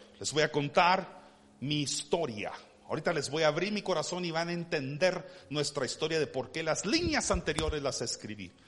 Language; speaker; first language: Spanish; early bilingual, heritage; Spanish